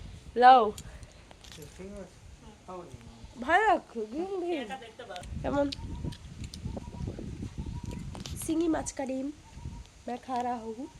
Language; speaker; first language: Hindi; non-native, local second language; Bangla